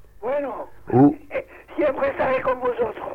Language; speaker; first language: Spanish; non-native, local second language; Catalan